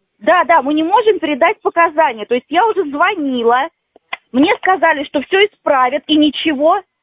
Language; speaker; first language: Russian; native; Russian